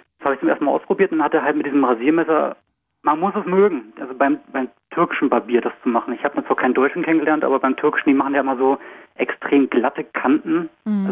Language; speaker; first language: German; native; German